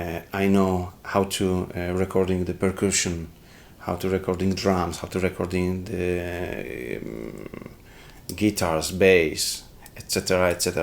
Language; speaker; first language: English; non-native, learner; Polish